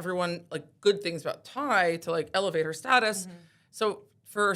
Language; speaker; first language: English; native; English